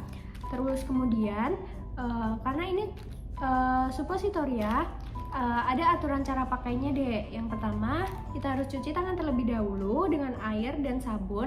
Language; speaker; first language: Indonesian; native; Indonesian